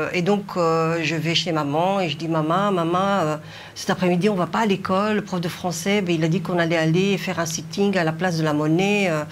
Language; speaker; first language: French; early bilingual, other home language; Arabic